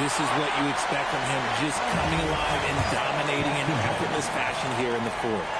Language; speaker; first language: English; native; English